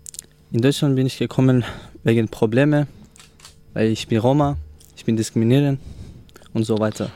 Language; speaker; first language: German; non-native, learner; Romany